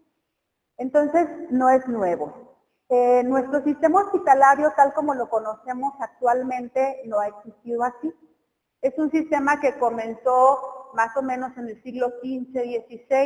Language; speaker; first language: Spanish; native; Spanish